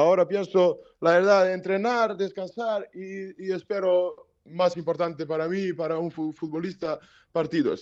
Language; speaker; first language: Spanish; non-native, learner; Serbian